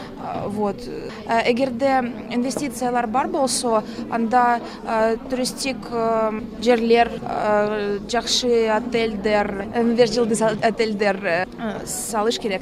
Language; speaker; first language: Kyrgyz; non-native, learner; Russian